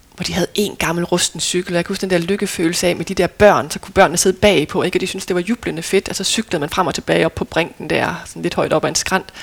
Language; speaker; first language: Danish; native; Danish